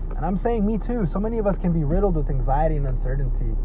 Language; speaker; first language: English; native; English